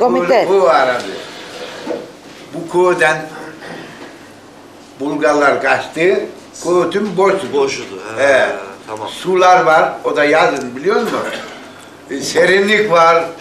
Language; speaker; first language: Turkish; early bilingual, heritage; Turkish